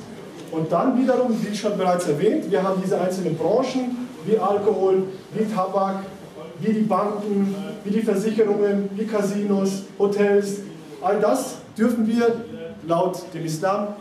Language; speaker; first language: German; native; German